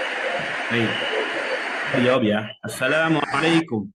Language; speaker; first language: Indonesian; native; Indonesian